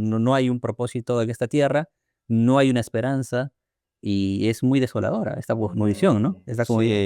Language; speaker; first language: Spanish; native; Spanish